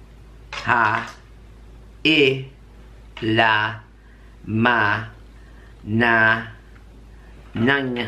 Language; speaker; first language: Filipino; non-native, learner; English